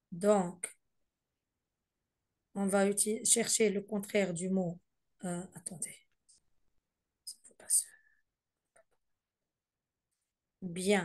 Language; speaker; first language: French; non-native, fluent; Arabic